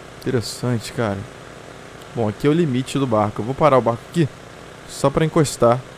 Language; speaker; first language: Portuguese; native; Portuguese